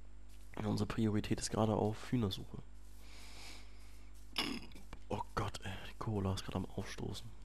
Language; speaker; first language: German; native; German